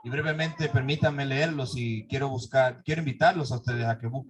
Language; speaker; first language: Spanish; native; Spanish